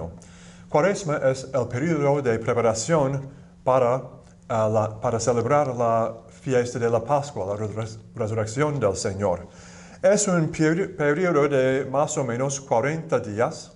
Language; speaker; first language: Spanish; non-native, fluent; English